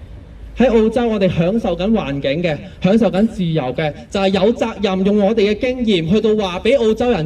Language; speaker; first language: Cantonese; native; Cantonese